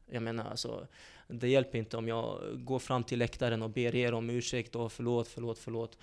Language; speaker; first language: Swedish; early bilingual, other home language; Bosnian